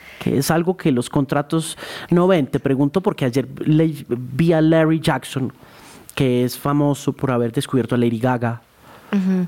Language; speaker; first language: Spanish; native; Spanish